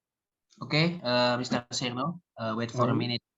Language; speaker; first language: English; non-native, learner; Indonesian